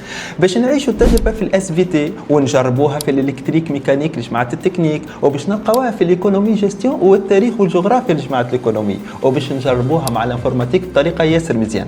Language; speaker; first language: Arabic; native; Arabic